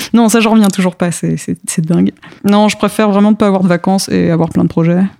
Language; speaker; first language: French; early bilingual, other home language; Spanish